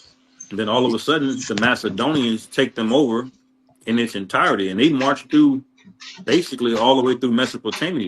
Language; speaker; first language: English; native; English